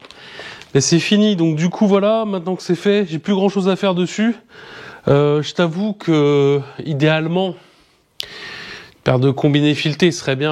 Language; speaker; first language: French; native; French